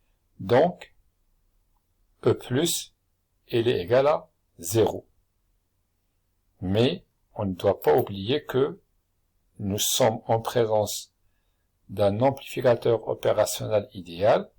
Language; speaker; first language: French; non-native, local second language; Arabic